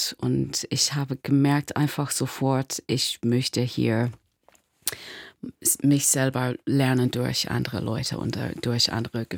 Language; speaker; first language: German; non-native, fluent; English